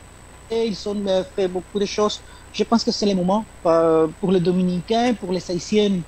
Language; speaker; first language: French; non-native, fluent; Spanish